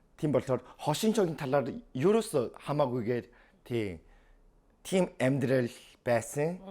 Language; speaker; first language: Mongolian; non-native, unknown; Korean